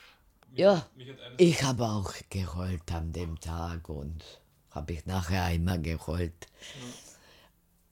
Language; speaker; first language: German; non-native, fluent; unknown